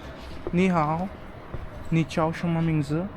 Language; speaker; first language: Chinese; non-native, learner; Hindi